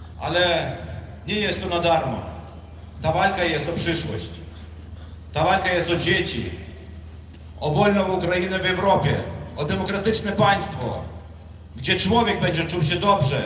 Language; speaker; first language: Polish; non-native, fluent; Ukrainian